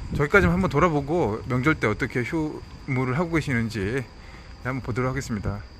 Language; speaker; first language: Korean; native; Korean